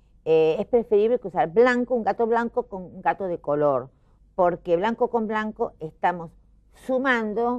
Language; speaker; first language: Spanish; native; Spanish